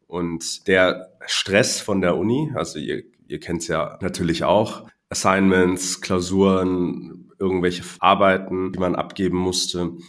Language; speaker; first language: German; non-native, fluent; Cantonese